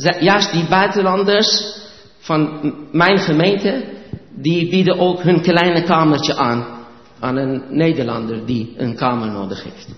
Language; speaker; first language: Dutch; non-native, fluent; Persian